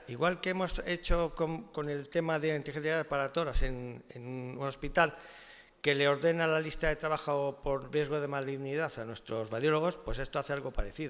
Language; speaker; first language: Spanish; native; Spanish